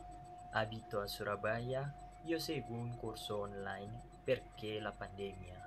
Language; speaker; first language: Italian; non-native, learner; Indonesian